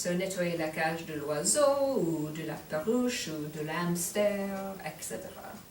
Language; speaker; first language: French; non-native, fluent; English